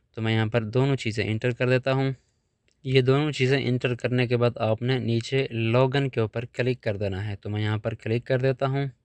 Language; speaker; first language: Urdu; non-native, local second language; Punjabi